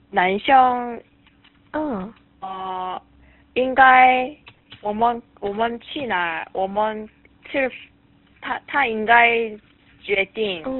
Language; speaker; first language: Chinese; non-native, learner; Korean